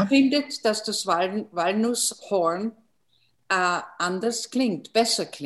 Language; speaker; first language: German; non-native, fluent; English